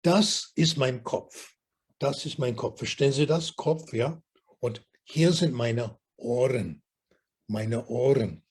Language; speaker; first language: German; non-native, learner; English